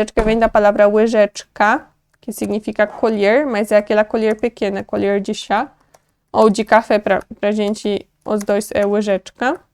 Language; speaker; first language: Portuguese; non-native, fluent; Polish